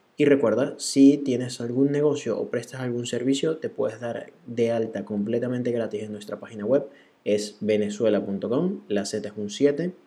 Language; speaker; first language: Spanish; native; Spanish